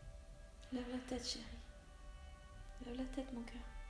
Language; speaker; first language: French; native; French